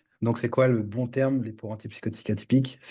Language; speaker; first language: French; native; French